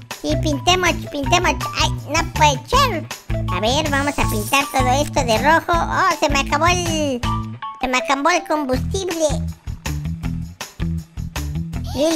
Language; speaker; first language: Spanish; native; Spanish